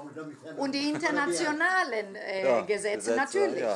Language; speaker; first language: German; non-native, fluent; Greek